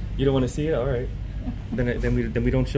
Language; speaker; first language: English; native; English